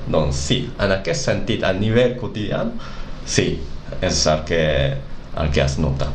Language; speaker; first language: Catalan; non-native, fluent; Japanese